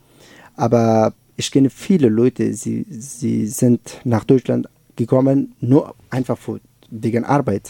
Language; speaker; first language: German; non-native, learner; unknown